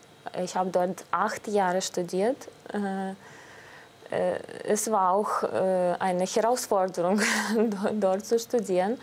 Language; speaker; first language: German; non-native, fluent; Russian